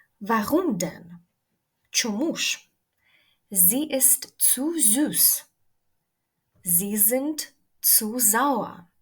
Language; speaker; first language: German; non-native, fluent; Ukrainian